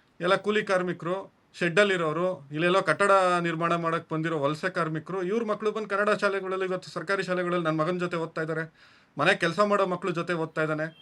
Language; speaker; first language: Kannada; native; Kannada